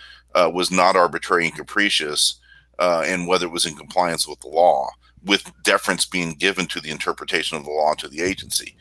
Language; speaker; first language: English; native; English